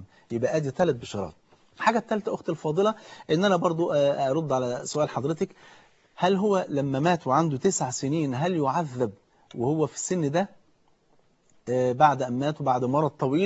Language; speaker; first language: Arabic; native; Arabic